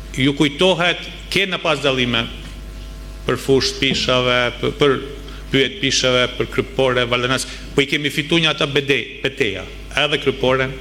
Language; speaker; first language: Albanian; native; Albanian